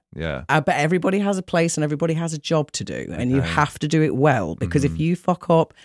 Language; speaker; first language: English; native; English